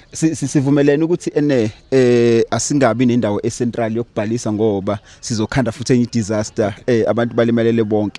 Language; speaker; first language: Zulu; native; Zulu